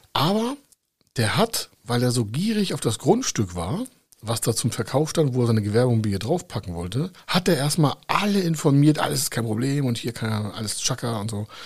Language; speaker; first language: German; native; German